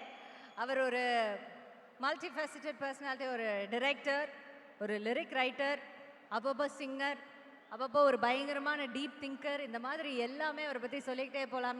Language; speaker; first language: Tamil; native; Tamil